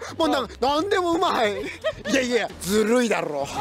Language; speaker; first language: Japanese; native; Japanese